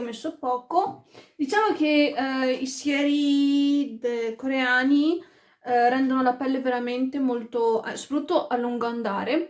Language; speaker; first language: Italian; early bilingual, other home language; Arabic